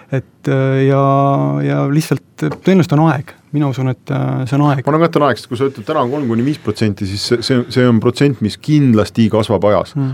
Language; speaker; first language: Estonian; native; Estonian